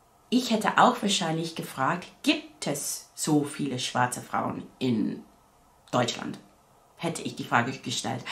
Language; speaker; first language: German; non-native, fluent; English